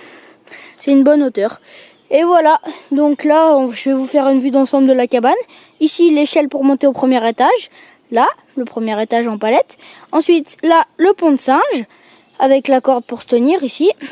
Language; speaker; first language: French; native; French